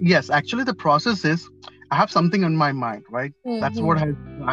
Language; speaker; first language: English; non-native, local second language; Malayalam